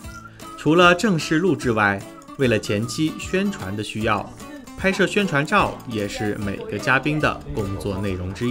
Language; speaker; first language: Chinese; native; Chinese